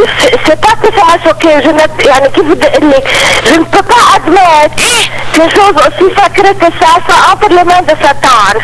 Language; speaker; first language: French; non-native, local second language; Arabic